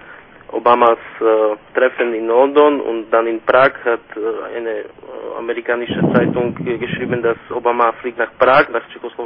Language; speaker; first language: German; non-native, fluent; Slovak